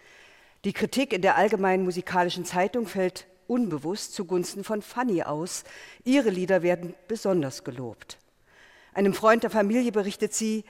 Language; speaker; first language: German; native; German